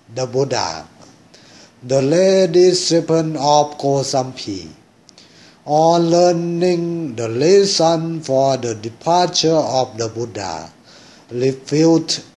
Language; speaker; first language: English; non-native, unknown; Thai